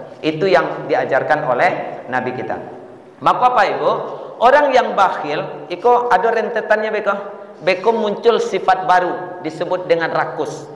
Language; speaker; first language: Malay; non-native, local second language; Minangkabau